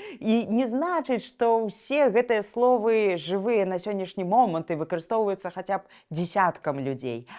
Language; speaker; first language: Belarusian; native; Belarusian